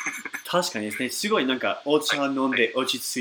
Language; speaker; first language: Japanese; non-native, fluent; English